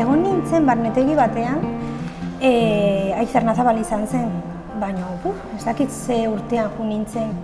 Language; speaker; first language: Basque; non-native, local second language; Spanish